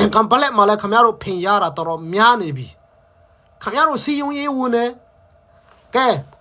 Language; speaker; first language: Burmese; non-native, local second language; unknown